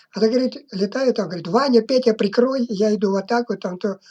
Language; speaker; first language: Russian; non-native, local second language; Ukrainian